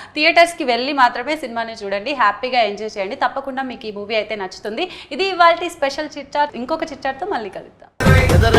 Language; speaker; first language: Telugu; native; Telugu